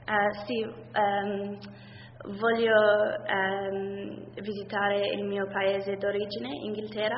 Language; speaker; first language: Italian; non-native, learner; English